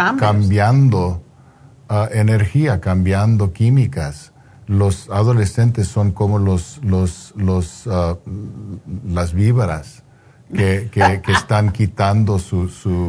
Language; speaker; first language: Spanish; non-native, fluent; English